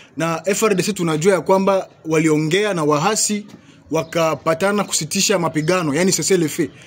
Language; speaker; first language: Swahili; native; Swahili